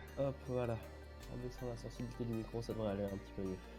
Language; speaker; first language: French; native; French